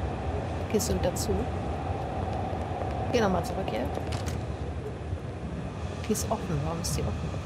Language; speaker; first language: German; native; German